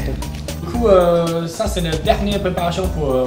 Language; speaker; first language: French; non-native, fluent; Chinese